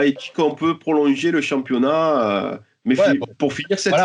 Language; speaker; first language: French; native; French